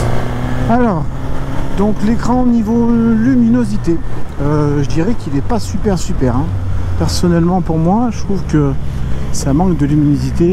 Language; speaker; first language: French; native; French